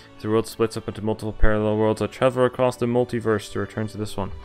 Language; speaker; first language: English; non-native, fluent; Dutch